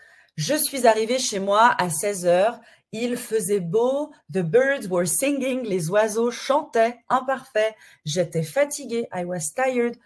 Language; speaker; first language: French; native; French